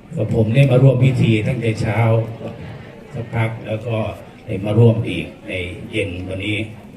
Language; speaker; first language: Thai; native; Thai